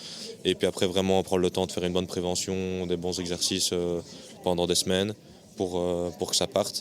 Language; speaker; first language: French; native; French